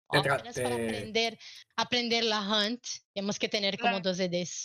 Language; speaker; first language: Spanish; non-native, learner; Portuguese